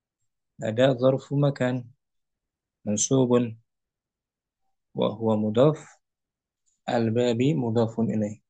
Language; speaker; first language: Arabic; non-native, fluent; Indonesian